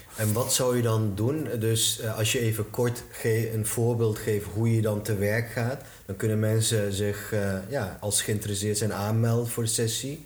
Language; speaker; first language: Dutch; early bilingual, other home language; Turkish